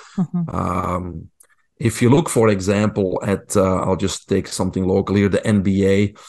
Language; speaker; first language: English; non-native, fluent; Dutch